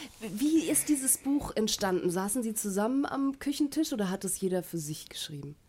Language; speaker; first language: German; native; German